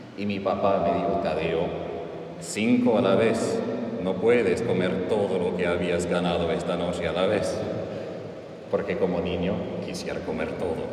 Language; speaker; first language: Spanish; non-native, fluent; English